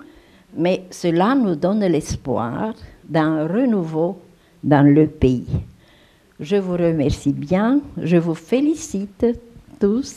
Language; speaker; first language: French; non-native, fluent; Romanian